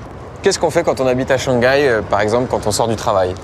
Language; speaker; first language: French; native; French